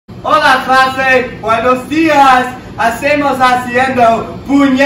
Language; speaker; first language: Spanish; non-native, learner; English